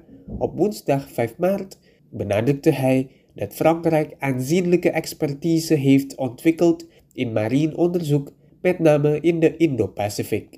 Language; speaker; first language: Dutch; non-native, fluent; Indonesian